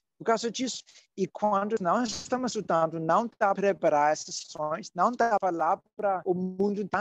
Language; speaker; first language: Portuguese; non-native, learner; Danish